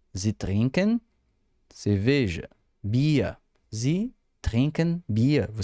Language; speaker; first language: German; non-native, fluent; Portuguese